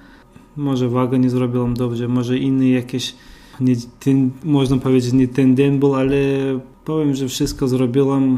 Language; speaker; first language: Polish; non-native, fluent; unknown